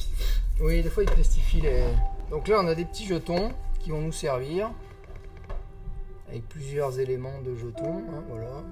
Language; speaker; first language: French; native; French